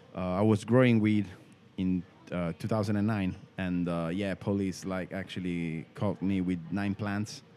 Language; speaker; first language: English; non-native, learner; Italian